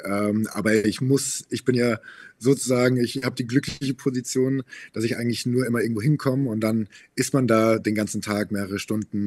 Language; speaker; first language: German; native; German